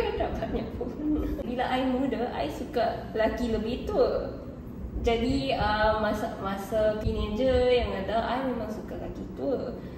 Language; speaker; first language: Malay; non-native, local second language; Chinese